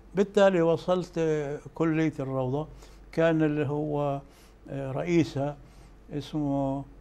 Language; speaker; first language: Arabic; native; Arabic